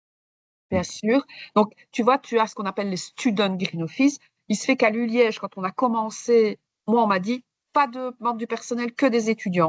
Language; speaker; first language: French; native; French